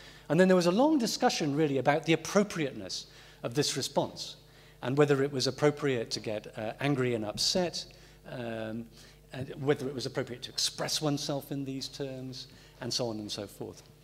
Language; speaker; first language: English; native; English